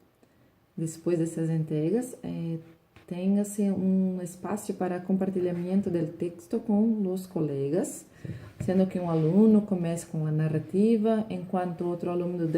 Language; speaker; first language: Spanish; non-native, learner; Portuguese